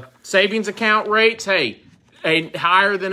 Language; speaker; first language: English; native; English